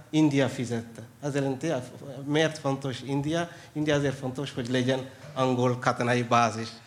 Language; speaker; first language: Hungarian; non-native, fluent; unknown